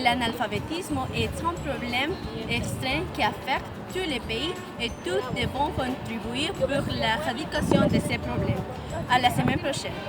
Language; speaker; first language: French; non-native, learner; Spanish